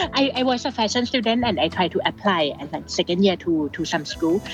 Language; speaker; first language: English; non-native, fluent; Thai